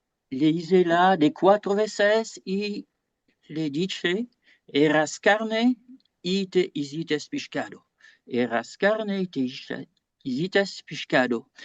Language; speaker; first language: Spanish; non-native, fluent; French